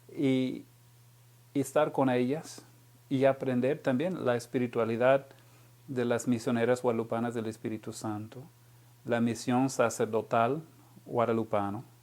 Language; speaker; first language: Spanish; non-native, fluent; English